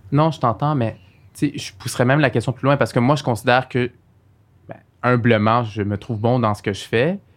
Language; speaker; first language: French; early bilingual, other home language; Arabic